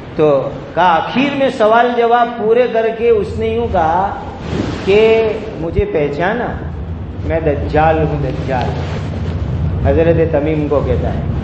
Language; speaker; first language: Urdu; non-native, local second language; Gujarati